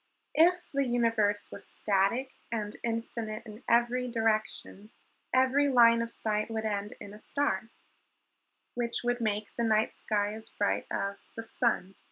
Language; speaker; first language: English; native; English